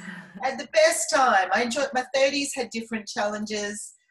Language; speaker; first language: English; native; English